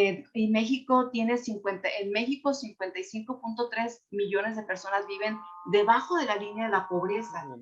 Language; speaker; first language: Spanish; native; Spanish